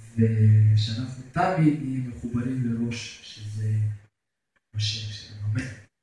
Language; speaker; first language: Hebrew; non-native, fluent; Russian